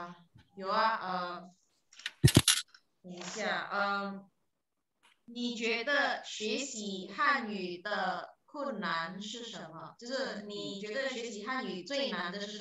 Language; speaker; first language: Chinese; non-native, learner; Indonesian